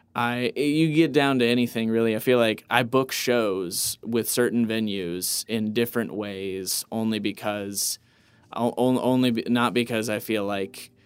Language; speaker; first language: English; native; English